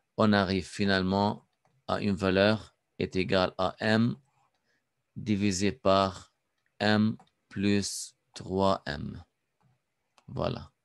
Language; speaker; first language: French; non-native, local second language; Arabic